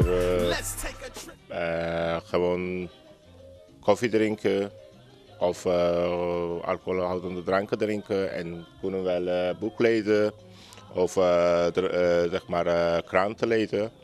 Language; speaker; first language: Dutch; non-native, learner; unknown